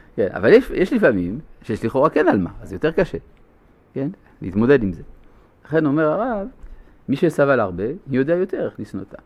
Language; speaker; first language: Hebrew; non-native, fluent; French